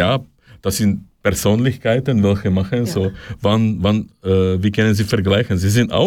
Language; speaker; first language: German; non-native, learner; Slovak